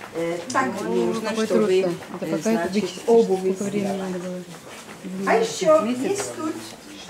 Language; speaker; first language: Russian; non-native, fluent; Albanian